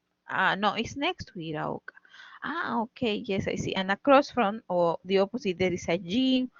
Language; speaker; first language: English; non-native, fluent; Spanish